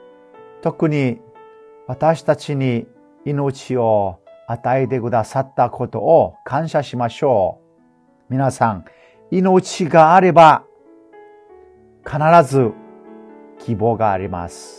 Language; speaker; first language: Japanese; non-native, fluent; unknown